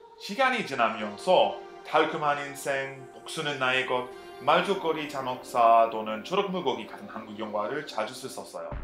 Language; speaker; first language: Korean; non-native, fluent; English